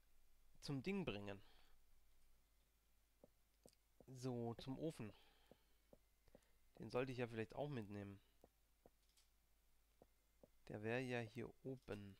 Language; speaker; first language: German; native; German